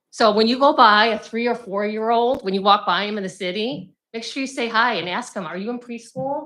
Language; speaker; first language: English; native; English